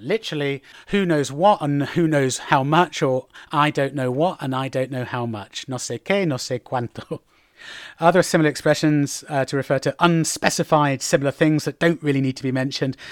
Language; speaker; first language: English; native; English